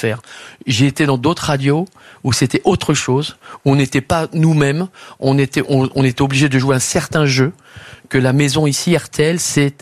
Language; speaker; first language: French; native; French